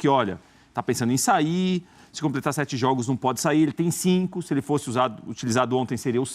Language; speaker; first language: Portuguese; native; Portuguese